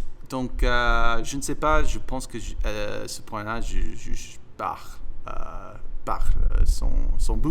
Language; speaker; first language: French; non-native, fluent; English